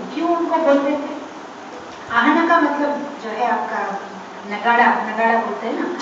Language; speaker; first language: Hindi; non-native, local second language; Telugu